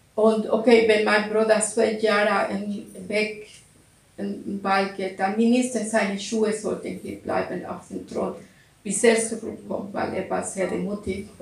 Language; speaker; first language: German; non-native, learner; Russian